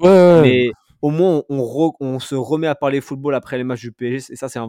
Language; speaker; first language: French; native; French